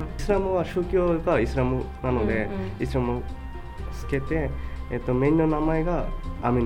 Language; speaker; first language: Japanese; non-native, fluent; Bangla